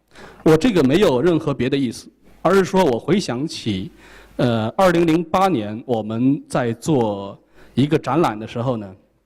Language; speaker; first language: Chinese; native; Chinese